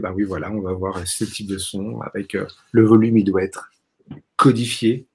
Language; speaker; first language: French; native; French